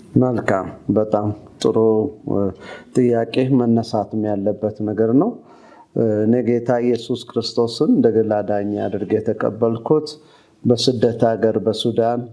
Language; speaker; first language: Amharic; native; Amharic